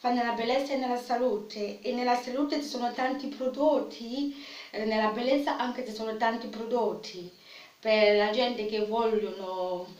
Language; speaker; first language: Italian; non-native, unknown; French